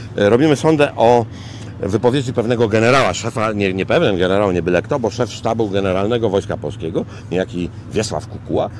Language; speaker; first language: Polish; native; Polish